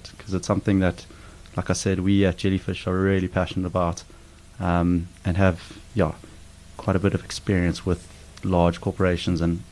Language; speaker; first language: English; native; English